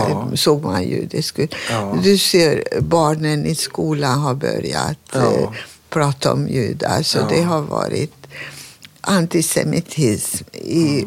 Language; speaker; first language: Swedish; non-native, fluent; Hungarian